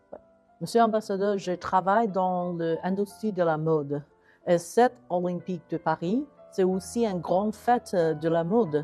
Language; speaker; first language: French; non-native, learner; Chinese